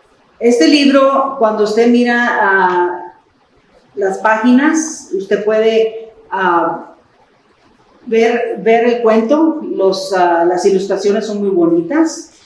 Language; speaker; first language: Spanish; early bilingual, other home language; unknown